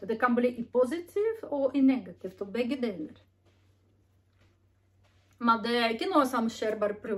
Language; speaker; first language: Norwegian; non-native, learner; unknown